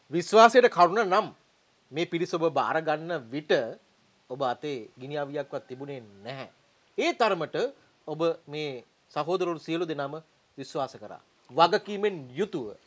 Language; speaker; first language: Sinhala; native; Sinhala